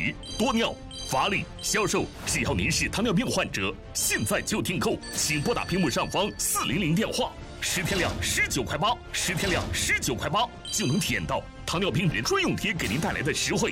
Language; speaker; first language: Chinese; native; Chinese